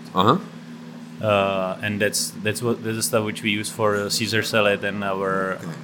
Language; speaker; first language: English; non-native, fluent; Czech